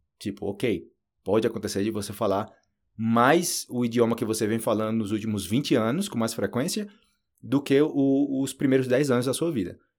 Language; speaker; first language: Portuguese; native; Portuguese